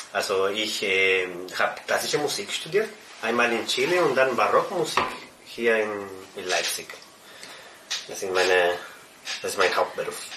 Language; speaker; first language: German; non-native, fluent; Spanish